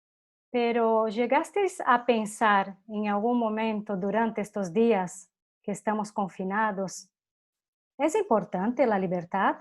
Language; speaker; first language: Spanish; non-native, fluent; Portuguese